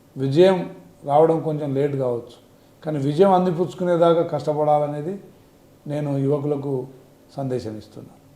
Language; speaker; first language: Telugu; non-native, local second language; Lambadi